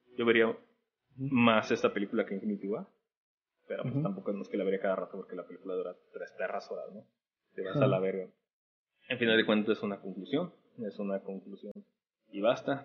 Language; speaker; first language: Spanish; native; Spanish